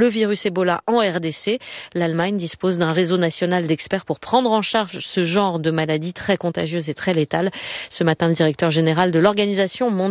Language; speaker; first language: French; native; French